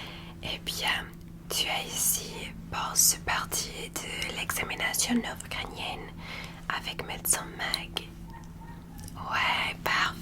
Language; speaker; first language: French; non-native, learner; English